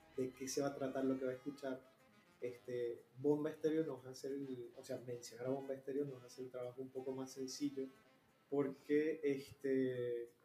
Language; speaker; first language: Spanish; native; Spanish